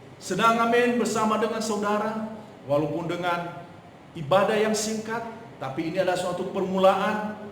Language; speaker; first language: Indonesian; non-native, local second language; Nias